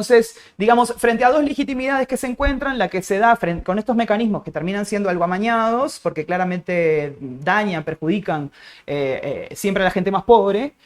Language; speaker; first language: Spanish; native; Spanish